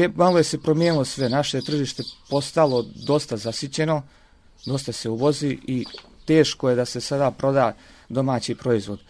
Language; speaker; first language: Serbian; native; Serbian